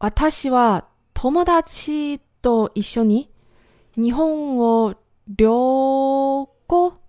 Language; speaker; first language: Japanese; non-native, learner; Chinese